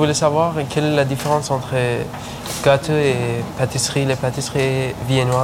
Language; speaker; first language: French; non-native, learner; Persian